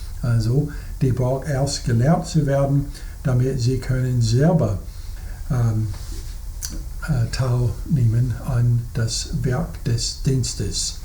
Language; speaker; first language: German; non-native, fluent; English